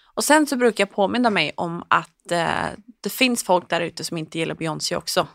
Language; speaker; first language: Swedish; native; Swedish